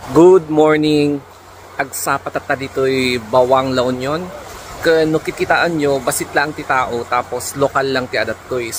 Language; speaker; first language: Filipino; non-native, local second language; Iloko